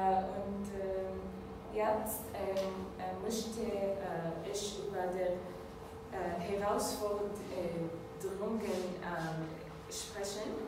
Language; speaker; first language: German; non-native, learner; Arabic